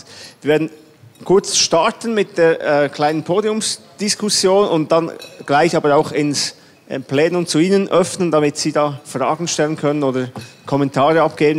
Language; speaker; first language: German; native; German